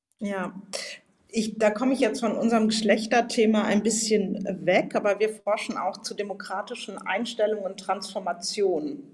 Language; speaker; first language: German; native; German